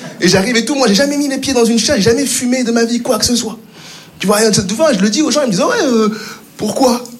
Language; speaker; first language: French; native; French